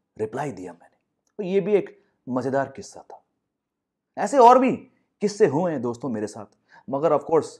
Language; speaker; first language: Hindi; non-native, local second language; English